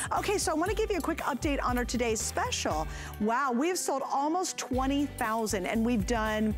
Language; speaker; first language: English; native; English